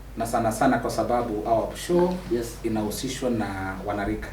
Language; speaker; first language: Swahili; non-native, local second language; Kamba